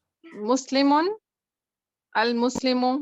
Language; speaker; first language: Arabic; non-native, learner; Urdu